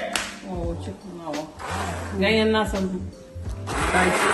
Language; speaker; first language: Filipino; non-native, learner; Punjabi